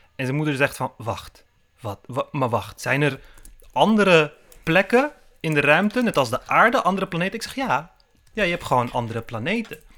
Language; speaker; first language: Dutch; early bilingual, other home language; Turkish